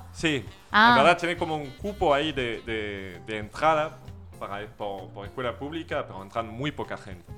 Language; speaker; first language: Spanish; non-native, fluent; French